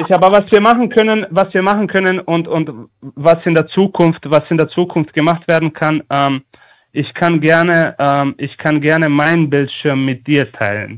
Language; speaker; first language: German; non-native, fluent; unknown